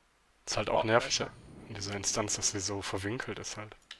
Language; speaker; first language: German; native; German